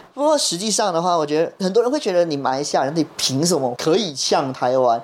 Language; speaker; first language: Chinese; native; Chinese